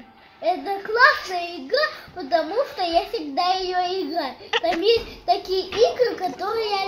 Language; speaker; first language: Russian; early bilingual, heritage; Russian